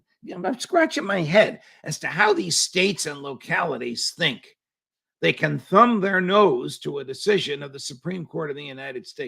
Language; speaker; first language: English; native; English